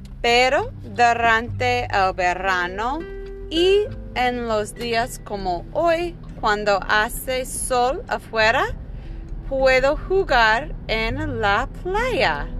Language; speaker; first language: Spanish; non-native, fluent; English